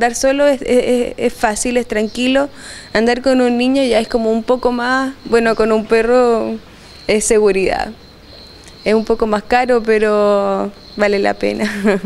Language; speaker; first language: Spanish; native; Spanish